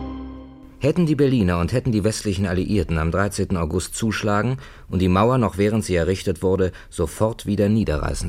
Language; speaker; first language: German; native; German